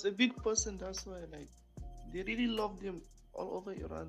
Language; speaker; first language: English; non-native, local second language; Hausa